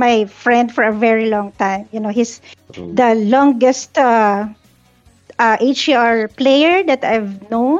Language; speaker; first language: English; non-native, local second language; Filipino